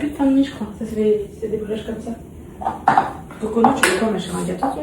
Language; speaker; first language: French; native; French